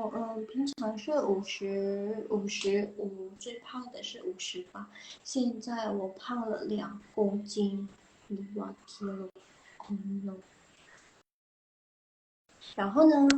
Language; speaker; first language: Chinese; non-native, fluent; Indonesian